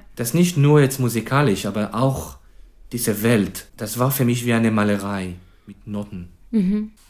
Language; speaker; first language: German; non-native, fluent; Hebrew